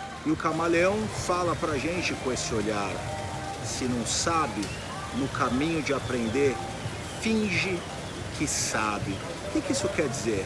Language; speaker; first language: Portuguese; native; Portuguese